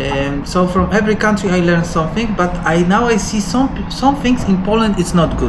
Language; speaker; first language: English; non-native, learner; Polish